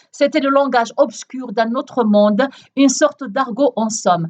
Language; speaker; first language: French; non-native, local second language; Arabic